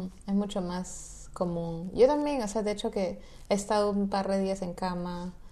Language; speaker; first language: Spanish; native; Spanish